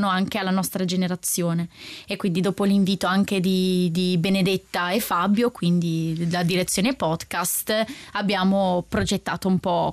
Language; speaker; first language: Italian; non-native, fluent; Portuguese